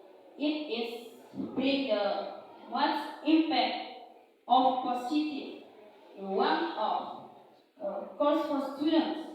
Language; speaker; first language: English; non-native, learner; Indonesian